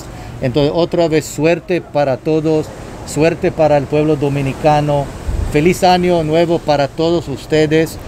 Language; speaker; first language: Spanish; non-native, fluent; Hebrew